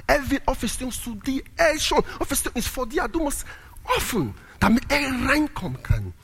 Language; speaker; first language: German; non-native, learner; Italian